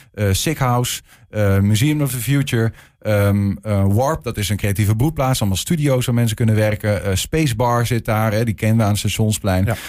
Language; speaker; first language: Dutch; native; Dutch